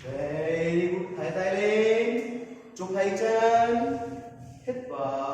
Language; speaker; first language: Vietnamese; non-native, learner; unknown